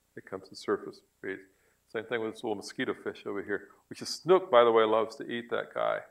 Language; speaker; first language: English; native; English